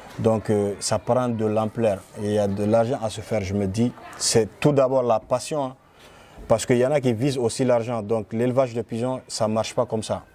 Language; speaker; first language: French; non-native, local second language; Fula